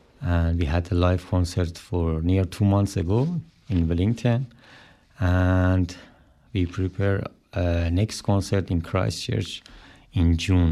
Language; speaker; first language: English; non-native, learner; Persian